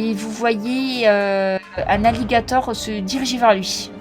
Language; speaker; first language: French; native; French